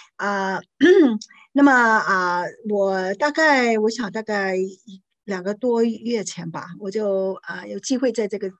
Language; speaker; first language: Chinese; non-native, local second language; Cantonese